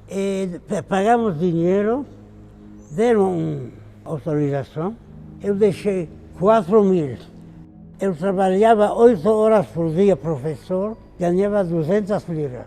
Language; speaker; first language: Portuguese; non-native, fluent; Arabic